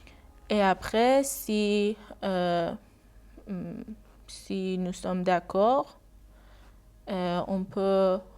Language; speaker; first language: French; non-native, learner; Persian